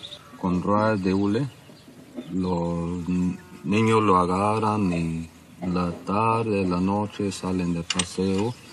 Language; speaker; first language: Spanish; non-native, local second language; Plautdietsch